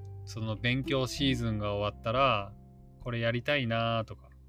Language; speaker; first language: Japanese; native; Japanese